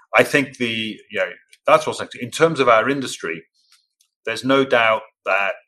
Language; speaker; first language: English; native; English